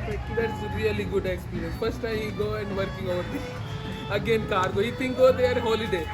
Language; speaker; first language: English; non-native, learner; Hindi